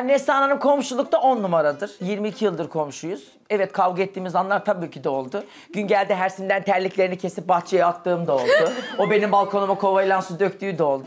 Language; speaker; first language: Turkish; native; Turkish